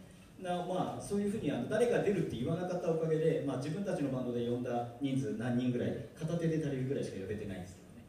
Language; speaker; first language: Japanese; native; Japanese